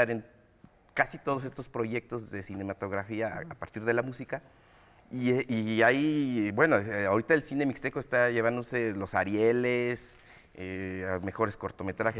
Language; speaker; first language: Spanish; native; Spanish